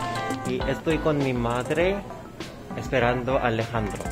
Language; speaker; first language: Spanish; non-native, learner; Korean